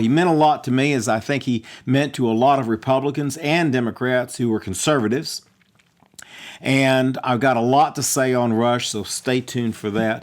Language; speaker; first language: English; native; English